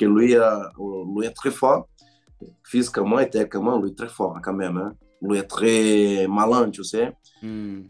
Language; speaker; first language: French; non-native, learner; Portuguese